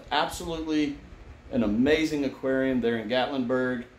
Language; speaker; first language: English; native; English